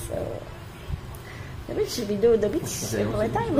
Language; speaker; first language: English; non-native, local second language; Filipino